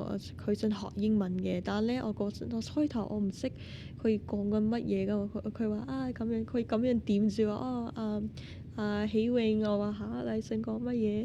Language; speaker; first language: Cantonese; non-native, fluent; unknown